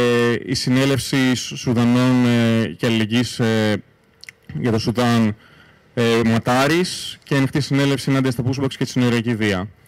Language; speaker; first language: Greek; native; Greek